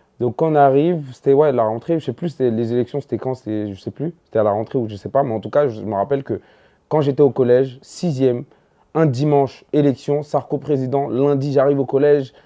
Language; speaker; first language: French; early bilingual, other home language; Dyula